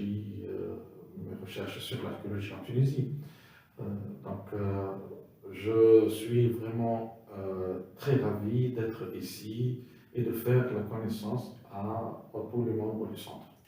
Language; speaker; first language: French; non-native, local second language; Arabic